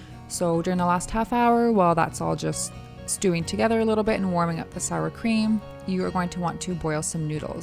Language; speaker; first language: English; native; English